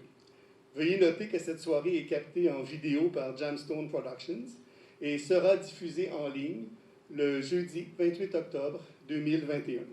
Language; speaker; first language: French; native; French